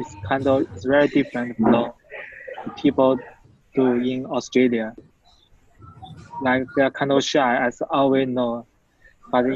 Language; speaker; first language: English; non-native, fluent; Chinese